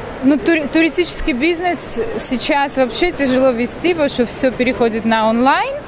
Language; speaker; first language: Russian; non-native, local second language; Georgian